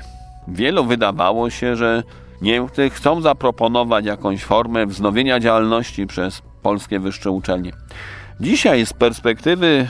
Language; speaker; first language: Polish; native; Polish